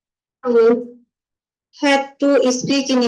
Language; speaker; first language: English; non-native, learner; Bangla